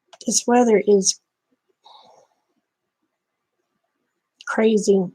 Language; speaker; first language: English; native; English